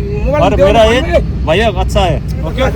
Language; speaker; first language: Hindi; non-native, learner; Nepali